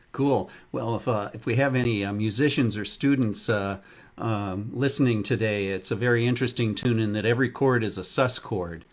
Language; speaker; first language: English; native; English